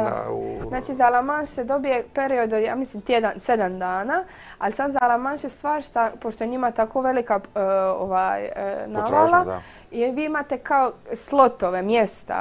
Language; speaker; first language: Croatian; native; Croatian